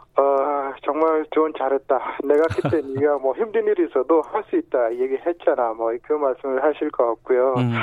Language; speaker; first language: Korean; non-native, fluent; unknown